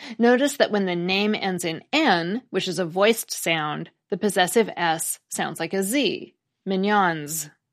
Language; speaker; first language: English; native; English